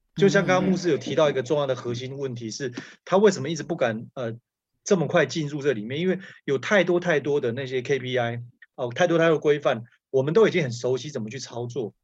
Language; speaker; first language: Chinese; native; Chinese